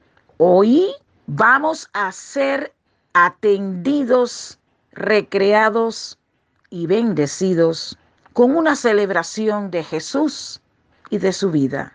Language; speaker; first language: Spanish; non-native, fluent; English